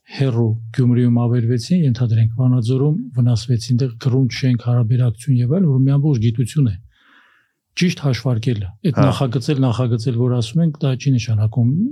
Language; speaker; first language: Armenian; native; Armenian